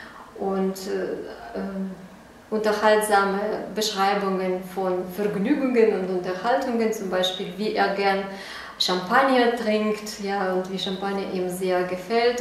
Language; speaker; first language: German; non-native, fluent; Russian